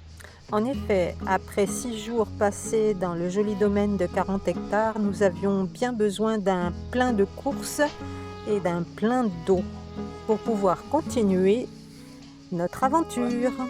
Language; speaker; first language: French; native; French